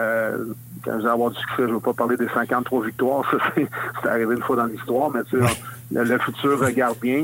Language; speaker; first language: French; native; French